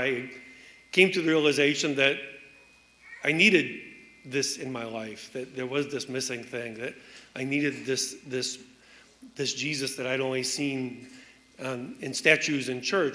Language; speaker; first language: English; native; English